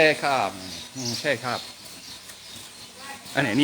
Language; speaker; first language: Thai; non-native, learner; French